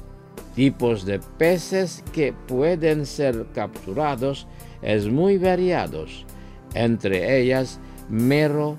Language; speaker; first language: Spanish; non-native, fluent; Indonesian